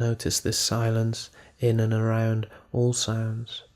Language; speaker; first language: English; native; English